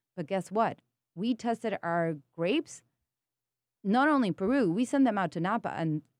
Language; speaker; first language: English; early bilingual, other home language; Spanish